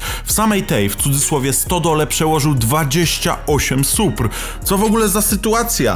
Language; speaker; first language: Polish; native; Polish